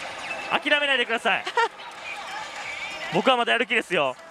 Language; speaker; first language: Japanese; native; Japanese